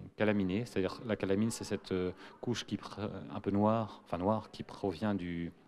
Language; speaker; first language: French; native; French